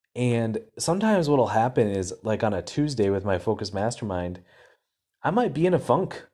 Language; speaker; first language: English; native; English